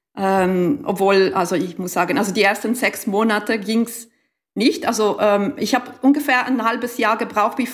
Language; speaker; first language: German; non-native, local second language; Italian